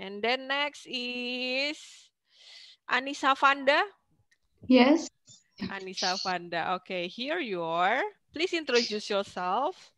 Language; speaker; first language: English; non-native, fluent; Indonesian